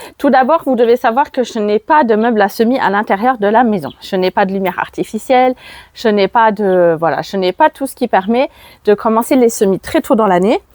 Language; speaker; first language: French; non-native, fluent; German